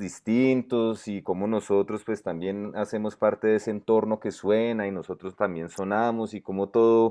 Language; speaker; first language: Spanish; native; Spanish